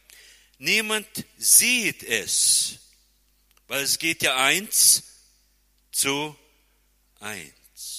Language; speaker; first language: German; non-native, fluent; Portuguese